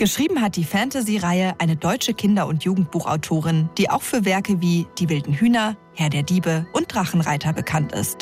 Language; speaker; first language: German; native; German